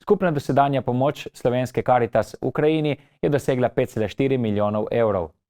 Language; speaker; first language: Slovenian; native; Slovenian